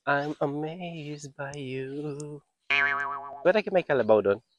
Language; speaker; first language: English; non-native, local second language; Filipino